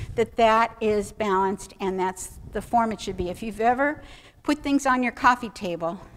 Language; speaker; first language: English; native; English